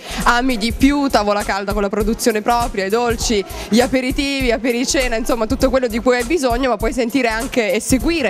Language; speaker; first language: Italian; native; Italian